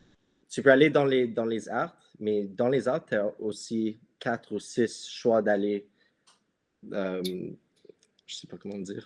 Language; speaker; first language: French; non-native, local second language; English